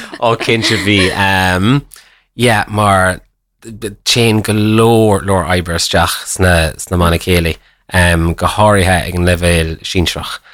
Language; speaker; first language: Irish; non-native, local second language; English